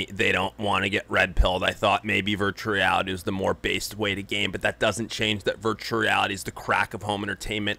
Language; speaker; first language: English; native; English